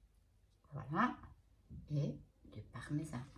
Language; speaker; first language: French; non-native, fluent; Italian